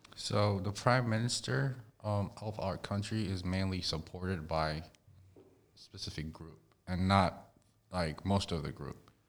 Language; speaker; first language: English; non-native, fluent; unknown